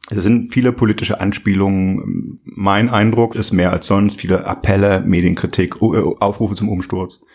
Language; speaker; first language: German; native; German